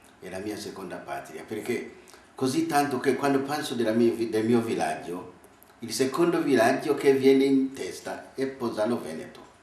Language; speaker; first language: Italian; non-native, fluent; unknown